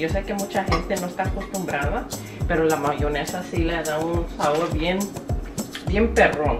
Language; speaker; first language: Spanish; early bilingual, heritage; Spanish